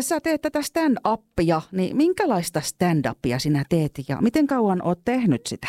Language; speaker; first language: Finnish; native; Finnish